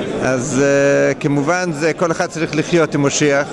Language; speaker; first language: Hebrew; non-native, fluent; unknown